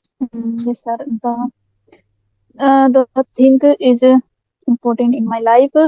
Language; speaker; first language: English; non-native, learner; Hindi